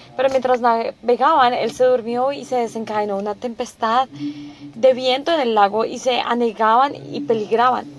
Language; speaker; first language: Spanish; non-native, fluent; Korean